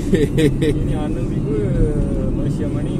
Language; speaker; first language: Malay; non-native, learner; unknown